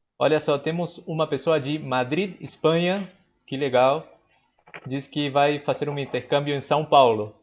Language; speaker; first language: Portuguese; non-native, fluent; Spanish